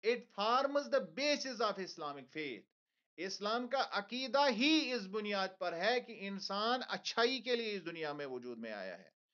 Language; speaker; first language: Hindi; non-native, local second language; Kashmiri